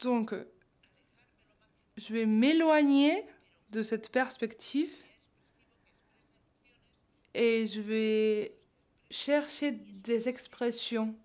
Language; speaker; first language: French; non-native, fluent; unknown